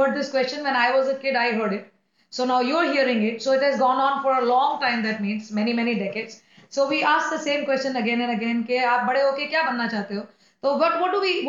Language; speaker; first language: English; non-native, local second language; Hindi